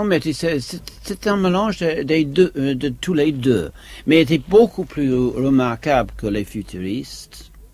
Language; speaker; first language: French; non-native, fluent; English